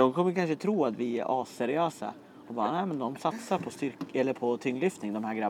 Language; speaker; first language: Swedish; native; Swedish